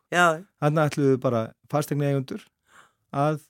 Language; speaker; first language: Icelandic; native; Icelandic